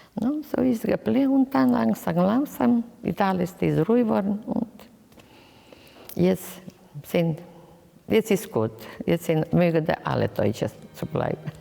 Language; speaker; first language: German; early bilingual, heritage; German